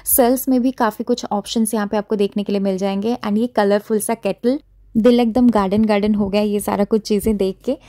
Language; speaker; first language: Hindi; non-native, local second language; Odia